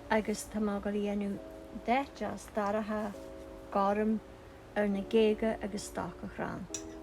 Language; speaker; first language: Irish; native; Irish